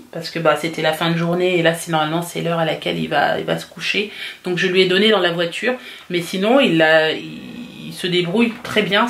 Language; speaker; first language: French; native; French